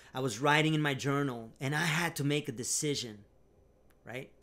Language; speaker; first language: English; non-native, fluent; Romanian